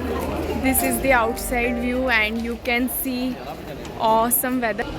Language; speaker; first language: English; non-native, local second language; Hindi